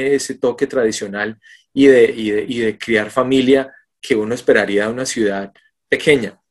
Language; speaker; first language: Spanish; native; Spanish